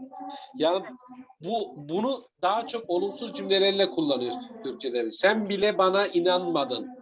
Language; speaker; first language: Turkish; native; Turkish